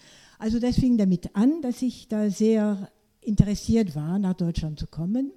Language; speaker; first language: German; non-native, fluent; French